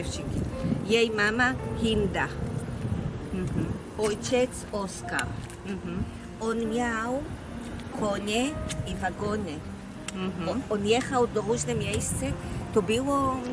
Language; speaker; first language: Polish; early bilingual, heritage; Hebrew